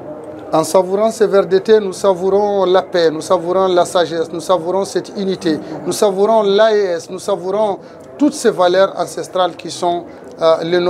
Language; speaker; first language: French; non-native, local second language; Tamasheq